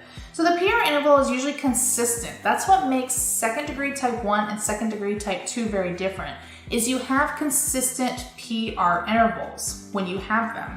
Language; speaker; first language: English; native; English